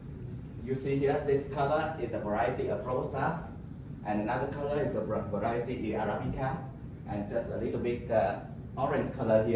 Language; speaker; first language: English; non-native, learner; Vietnamese